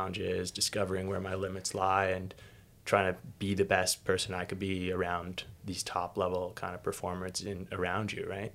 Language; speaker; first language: English; native; English